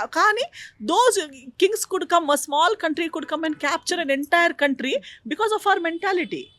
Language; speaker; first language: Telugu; non-native, fluent; Konkani